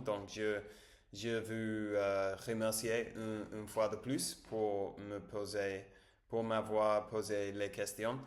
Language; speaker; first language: French; non-native, learner; Spanish